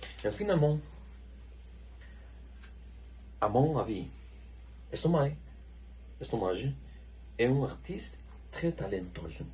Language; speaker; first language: French; non-native, learner; Spanish